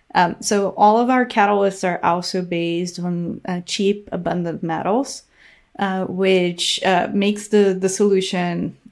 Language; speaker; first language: English; non-native, fluent; Portuguese